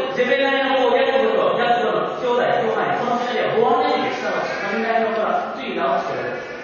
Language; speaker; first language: Japanese; early bilingual, heritage; Japanese